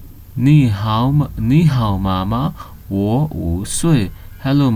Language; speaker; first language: Chinese; non-native, fluent; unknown